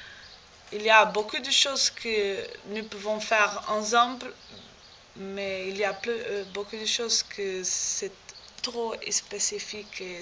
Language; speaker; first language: French; non-native, learner; Portuguese